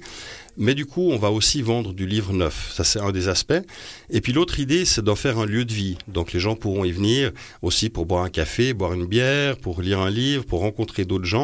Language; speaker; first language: French; native; French